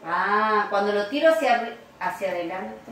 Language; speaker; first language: Spanish; native; Spanish